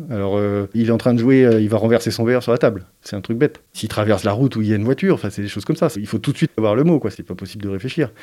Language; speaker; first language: French; native; French